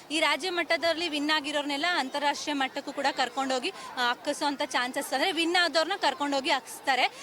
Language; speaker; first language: Kannada; native; Kannada